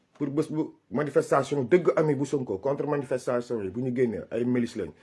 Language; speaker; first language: Wolof; non-native, local second language; Fula